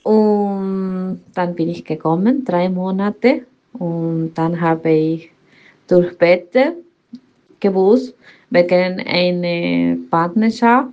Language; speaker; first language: German; non-native, learner; Spanish